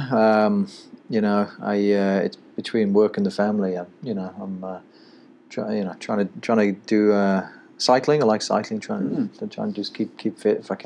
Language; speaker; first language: English; native; English